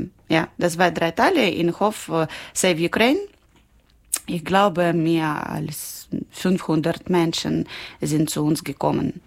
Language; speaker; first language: German; non-native, learner; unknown